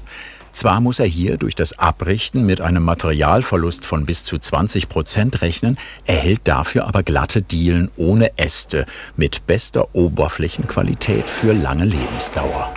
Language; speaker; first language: German; native; German